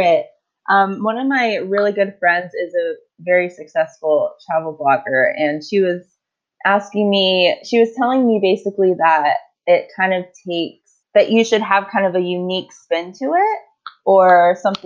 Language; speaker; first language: English; native; English